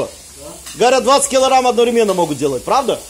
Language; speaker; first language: Russian; native; Russian